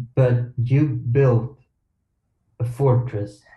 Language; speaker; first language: English; non-native, fluent; Swedish